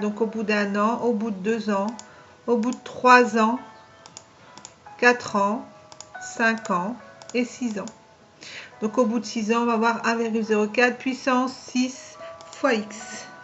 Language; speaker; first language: French; native; French